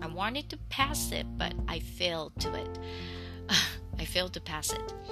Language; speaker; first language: English; non-native, fluent; Japanese